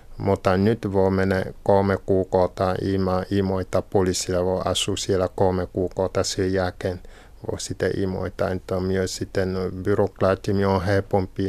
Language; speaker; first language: Finnish; non-native, learner; French